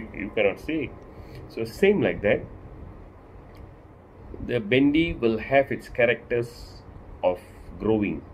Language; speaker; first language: English; non-native, local second language; Tamil